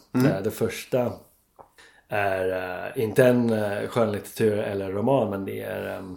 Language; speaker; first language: Swedish; non-native, fluent; English